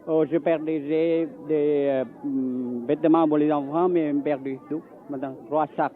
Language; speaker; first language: French; non-native, learner; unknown